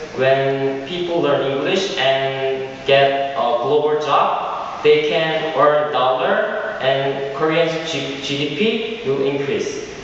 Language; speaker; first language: English; non-native, fluent; Korean